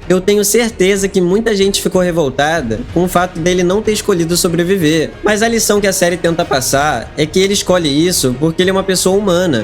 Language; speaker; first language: Portuguese; native; Portuguese